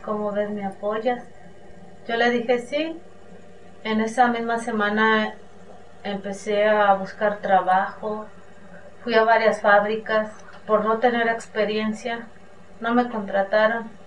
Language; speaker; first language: Spanish; native; Spanish